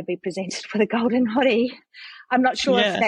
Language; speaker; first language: English; native; English